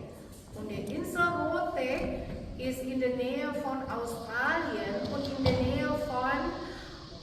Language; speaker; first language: German; non-native, fluent; Indonesian